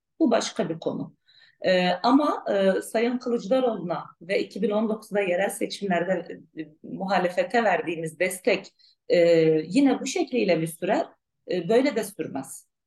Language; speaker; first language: Turkish; non-native, local second language; Arabic